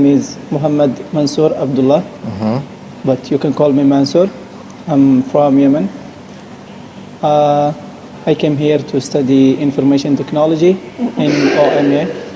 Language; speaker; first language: English; non-native, fluent; Arabic